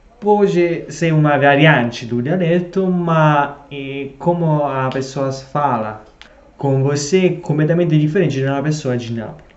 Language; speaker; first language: Portuguese; non-native, fluent; Italian